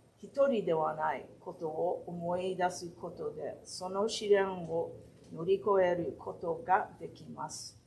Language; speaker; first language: Japanese; early bilingual, heritage; Japanese